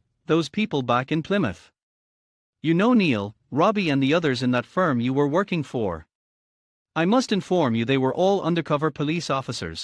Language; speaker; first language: English; native; English